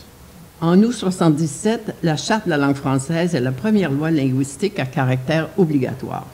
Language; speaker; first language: French; native; French